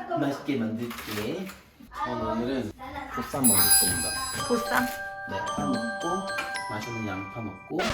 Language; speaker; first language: Korean; non-native, learner; Swedish